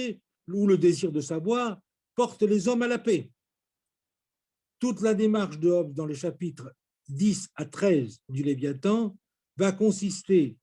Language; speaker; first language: French; native; French